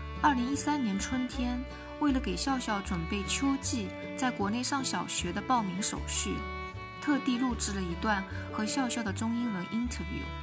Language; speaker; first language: Chinese; native; Chinese